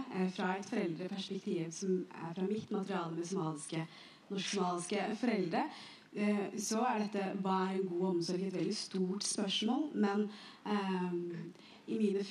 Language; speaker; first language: Norwegian; early bilingual, other home language; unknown